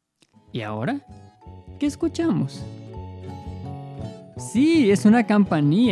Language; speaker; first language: Spanish; native; Spanish